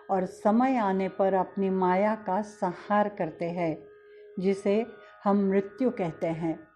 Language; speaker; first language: Hindi; non-native, local second language; Marathi